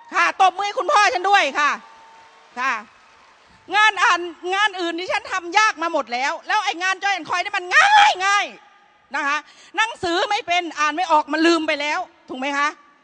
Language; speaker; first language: Thai; native; Thai